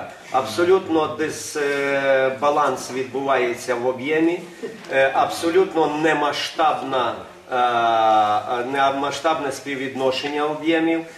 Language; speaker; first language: Ukrainian; native; Ukrainian